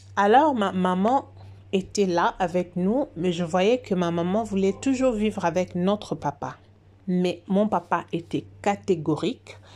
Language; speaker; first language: French; non-native, local second language; Lingala